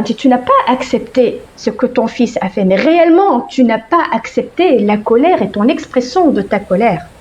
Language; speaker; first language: French; non-native, local second language; Arabic